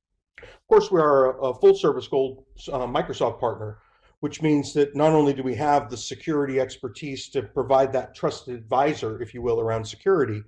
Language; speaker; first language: English; native; English